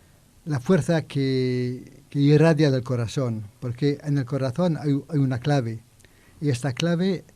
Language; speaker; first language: Spanish; non-native, learner; French